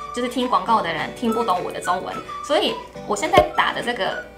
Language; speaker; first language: Chinese; non-native, fluent; Japanese